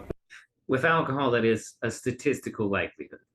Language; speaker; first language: English; native; English